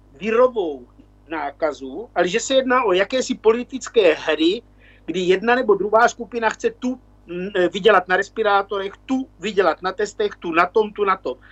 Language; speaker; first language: Czech; native; Czech